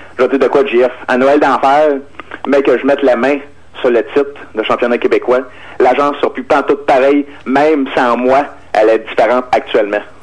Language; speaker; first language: French; native; French